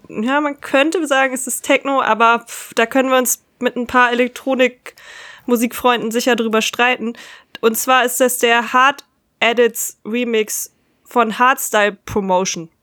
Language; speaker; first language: German; native; German